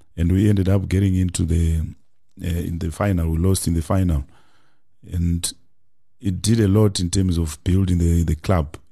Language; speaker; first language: English; non-native, local second language; Shona